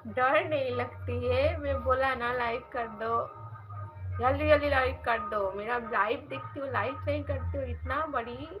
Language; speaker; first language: Hindi; non-native, local second language; Bangla